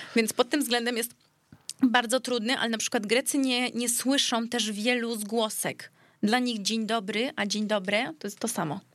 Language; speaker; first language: Polish; early bilingual, heritage; Greek